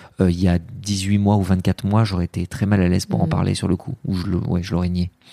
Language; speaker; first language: French; early bilingual, other home language; Arabic